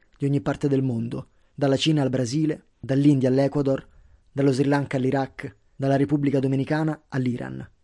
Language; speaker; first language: Italian; native; Italian